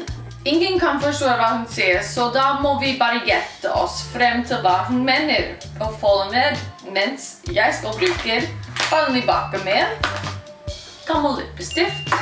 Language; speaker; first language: Norwegian; non-native, learner; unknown